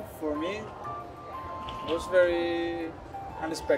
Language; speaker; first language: English; non-native, fluent; Spanish